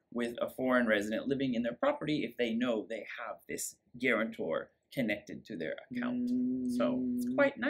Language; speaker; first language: English; native; English